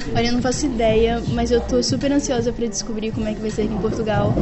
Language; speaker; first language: Portuguese; native; Portuguese